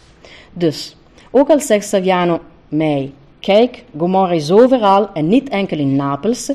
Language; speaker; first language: Dutch; non-native, fluent; Italian